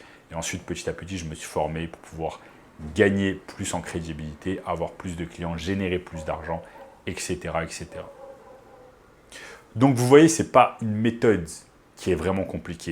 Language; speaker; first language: French; native; French